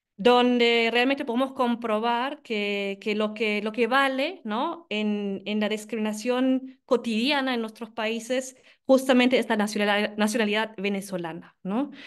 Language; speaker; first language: Spanish; non-native, fluent; German